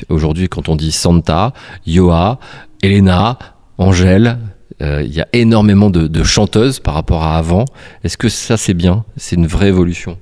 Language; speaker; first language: French; native; French